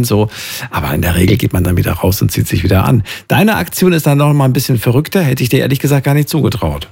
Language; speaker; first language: German; native; German